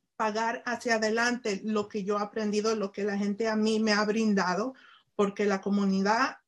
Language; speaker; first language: Spanish; early bilingual, heritage; Spanish